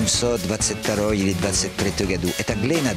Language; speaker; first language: Russian; non-native, learner; French